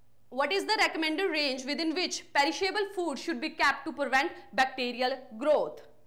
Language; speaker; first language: English; non-native, local second language; Hindi